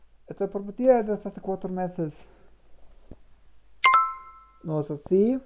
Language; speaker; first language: Spanish; non-native, learner; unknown